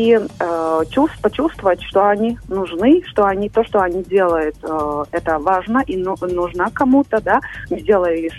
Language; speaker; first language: Russian; non-native, local second language; Latvian